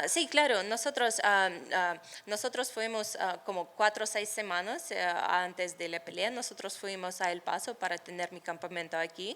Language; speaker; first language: Spanish; non-native, fluent; Russian